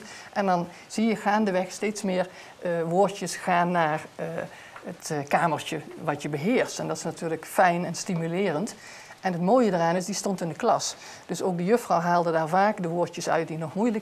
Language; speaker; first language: Dutch; native; Dutch